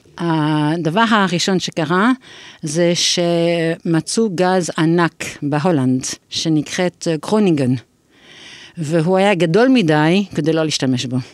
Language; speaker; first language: Hebrew; non-native, fluent; English